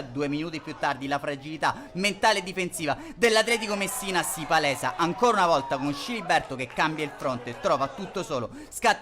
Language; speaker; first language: Italian; native; Italian